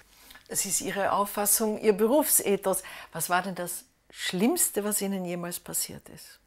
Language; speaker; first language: German; native; German